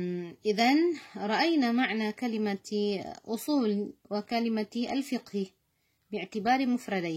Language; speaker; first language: Arabic; non-native, fluent; Indonesian